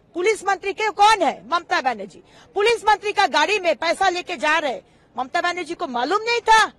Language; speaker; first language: Hindi; non-native, local second language; Bangla